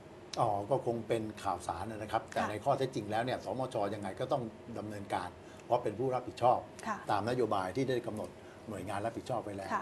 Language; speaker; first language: Thai; native; Thai